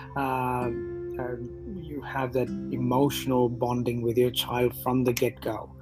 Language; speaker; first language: English; non-native, local second language; Tamil